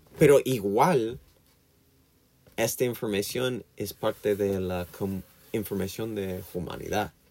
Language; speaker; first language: Spanish; non-native, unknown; English